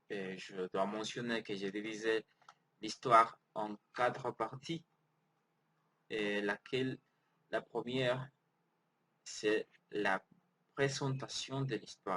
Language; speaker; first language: French; non-native, learner; Spanish